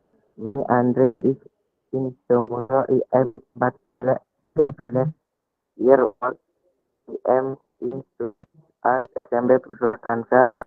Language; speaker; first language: English; non-native, learner; Indonesian